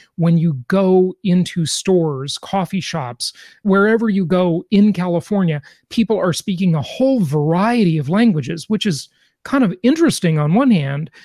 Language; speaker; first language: English; native; English